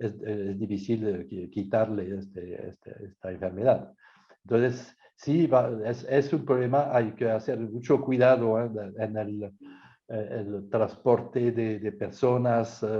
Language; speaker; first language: Spanish; non-native, fluent; French